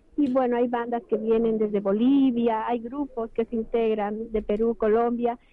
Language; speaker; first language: Spanish; native; Spanish